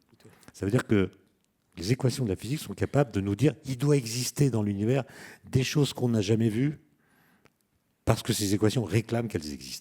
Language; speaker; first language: French; native; French